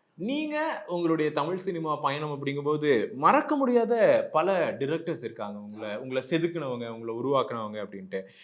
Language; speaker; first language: Tamil; native; Tamil